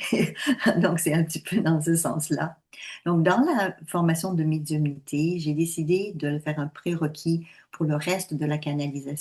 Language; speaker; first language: French; native; French